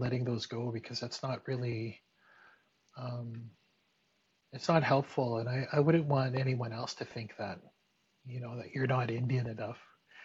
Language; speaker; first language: English; native; English